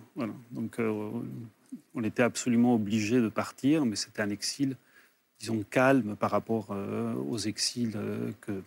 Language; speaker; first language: French; early bilingual, other home language; Spanish